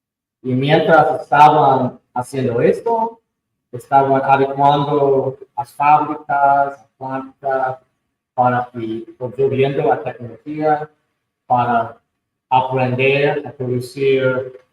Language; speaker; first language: Spanish; non-native, fluent; English